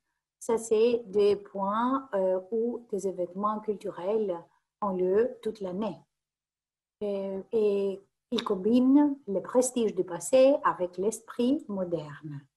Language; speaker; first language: French; non-native, fluent; Greek